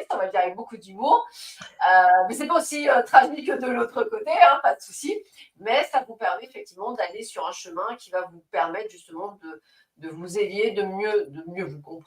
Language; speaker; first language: French; native; French